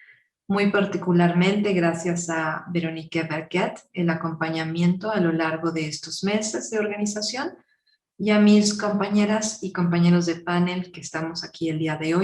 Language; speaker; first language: Spanish; native; Spanish